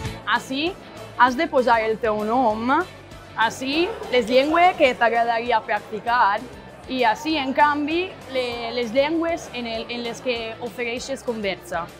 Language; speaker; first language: Catalan; non-native, fluent; Italian